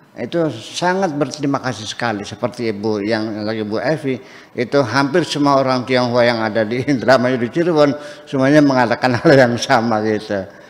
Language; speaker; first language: Indonesian; native; Indonesian